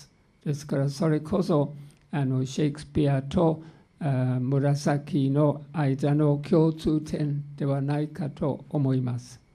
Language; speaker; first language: Japanese; non-native, fluent; English